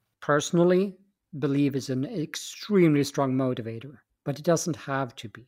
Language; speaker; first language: English; non-native, fluent; Swedish